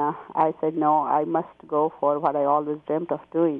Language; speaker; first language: English; non-native, local second language; Hindi